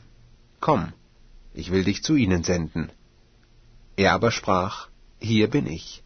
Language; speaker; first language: German; native; German